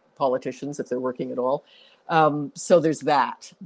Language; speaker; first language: English; native; English